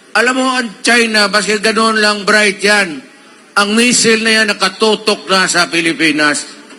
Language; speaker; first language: Filipino; non-native, local second language; Cebuano